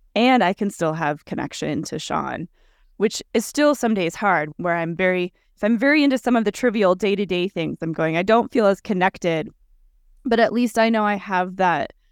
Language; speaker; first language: English; early bilingual, other home language; Russian